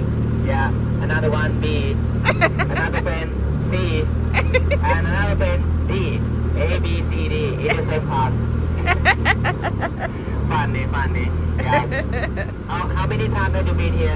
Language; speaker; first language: English; non-native, fluent; Thai